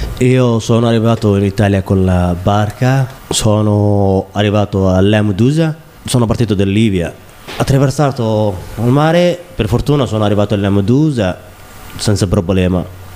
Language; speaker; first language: Italian; non-native, learner; Somali